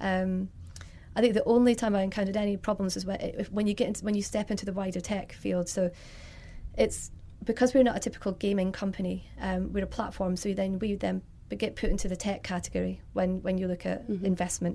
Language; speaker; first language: English; native; English